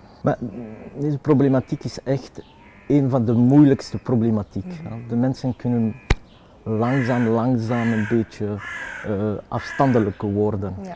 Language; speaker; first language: Dutch; non-native, local second language; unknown